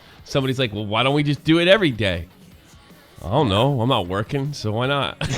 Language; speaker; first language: English; native; English